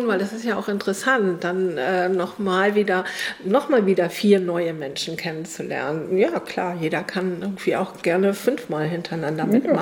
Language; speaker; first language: German; native; German